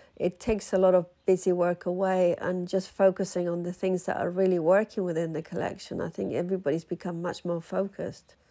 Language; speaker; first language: English; early bilingual, other home language; Spanish